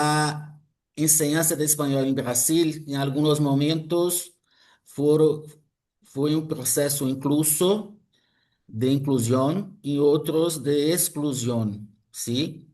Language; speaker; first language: Spanish; non-native, fluent; Portuguese